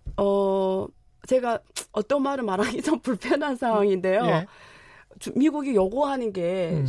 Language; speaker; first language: Korean; early bilingual, heritage; Korean